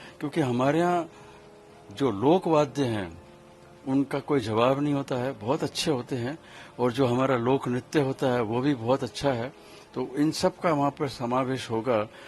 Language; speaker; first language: Hindi; native; Hindi